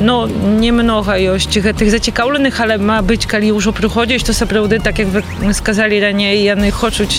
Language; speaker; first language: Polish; non-native, learner; Belarusian